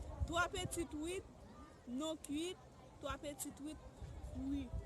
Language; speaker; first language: French; non-native, local second language; Haitian Creole